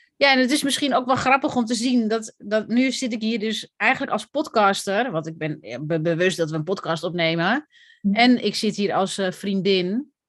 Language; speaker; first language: Dutch; native; Dutch